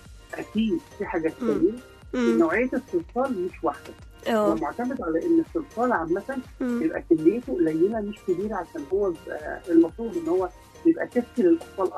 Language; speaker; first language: Arabic; native; Arabic